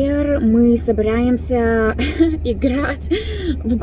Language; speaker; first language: Russian; non-native, learner; English